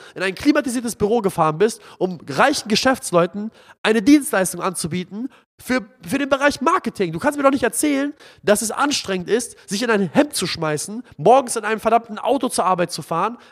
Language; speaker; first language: German; non-native, fluent; Arabic